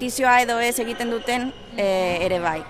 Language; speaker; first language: Basque; non-native, local second language; Spanish